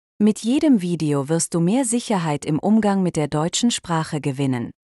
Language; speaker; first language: German; native; German